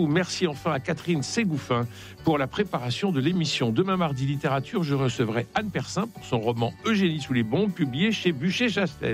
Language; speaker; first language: French; native; French